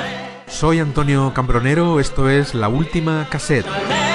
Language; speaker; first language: Spanish; native; Spanish